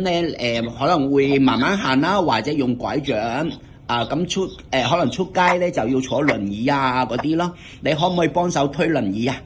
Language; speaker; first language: Cantonese; native; Cantonese